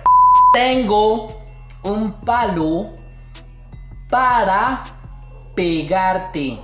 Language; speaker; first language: Spanish; native; Spanish